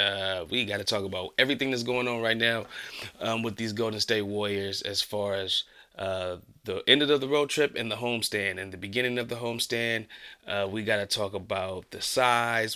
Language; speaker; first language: English; native; English